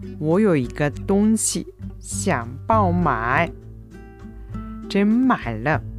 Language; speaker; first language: Chinese; non-native, fluent; Japanese